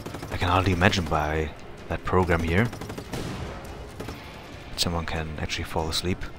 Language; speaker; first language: English; non-native, fluent; German